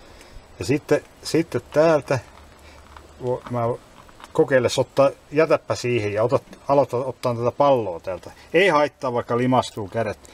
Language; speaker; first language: Finnish; native; Finnish